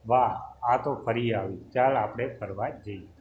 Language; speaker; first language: Hindi; non-native, local second language; Gujarati